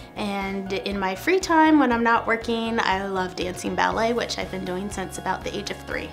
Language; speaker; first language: English; native; English